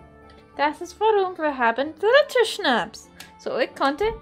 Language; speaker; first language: German; non-native, learner; Dutch